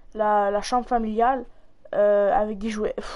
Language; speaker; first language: French; native; French